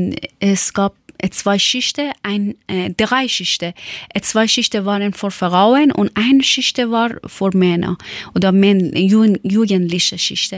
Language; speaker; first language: German; non-native, learner; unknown